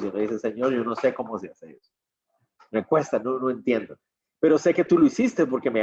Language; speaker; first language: Spanish; native; Spanish